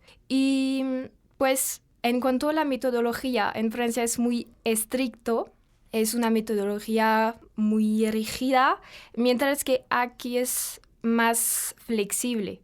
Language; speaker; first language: Spanish; non-native, fluent; French